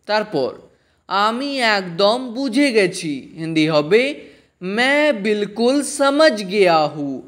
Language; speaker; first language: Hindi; non-native, fluent; Bangla